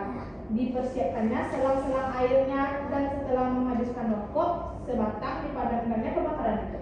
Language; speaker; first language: Indonesian; native; Indonesian